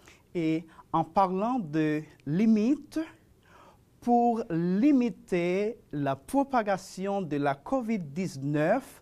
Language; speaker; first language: French; non-native, fluent; Spanish